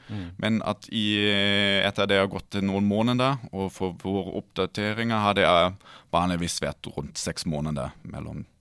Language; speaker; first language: Norwegian; non-native, fluent; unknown